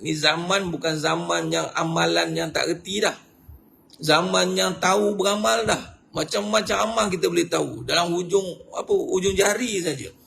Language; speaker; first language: Malay; native; Malay